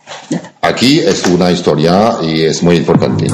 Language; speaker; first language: Spanish; non-native, learner; French